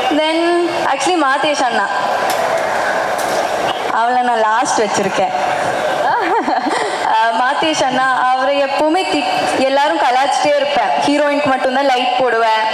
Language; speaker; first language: Tamil; non-native, local second language; Malayalam